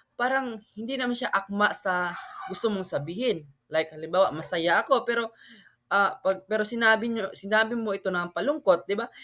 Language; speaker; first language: Filipino; non-native, local second language; Cebuano